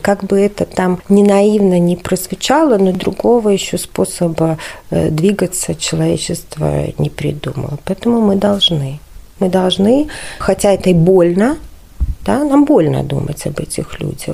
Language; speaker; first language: Russian; native; Russian